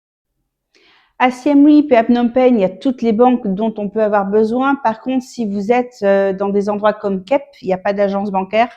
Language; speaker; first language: French; native; French